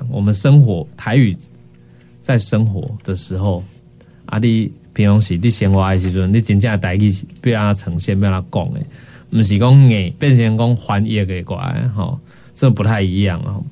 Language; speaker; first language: Chinese; native; Chinese